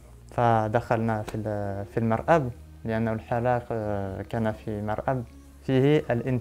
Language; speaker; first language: Arabic; non-native, learner; French